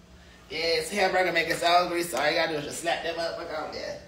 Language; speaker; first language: English; native; English